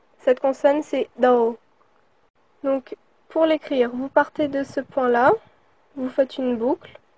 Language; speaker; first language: French; early bilingual, other home language; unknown